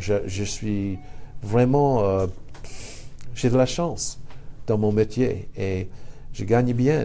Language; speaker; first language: French; non-native, fluent; English